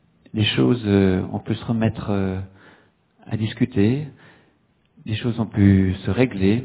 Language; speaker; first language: French; native; French